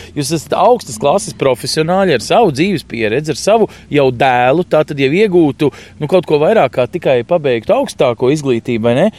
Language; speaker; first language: Latvian; native; Latvian